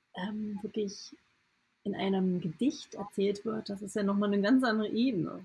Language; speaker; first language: German; native; German